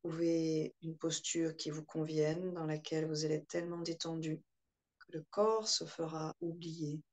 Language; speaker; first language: French; native; French